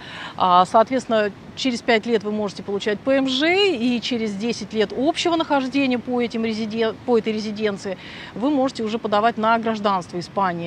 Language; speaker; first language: Russian; native; Russian